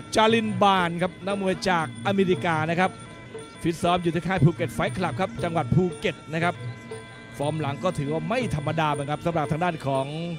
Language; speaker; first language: Thai; native; Thai